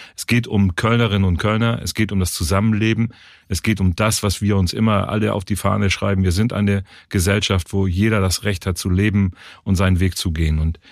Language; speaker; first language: German; native; German